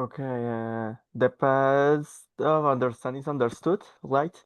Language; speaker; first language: English; non-native, learner; Spanish